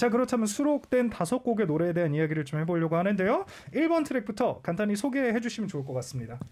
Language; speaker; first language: Korean; native; Korean